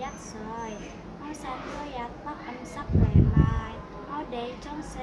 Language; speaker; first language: Cantonese; non-native, learner; Indonesian